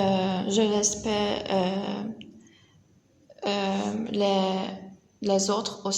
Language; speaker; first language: French; non-native, learner; Turkish